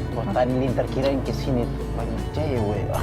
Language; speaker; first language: Indonesian; native; Indonesian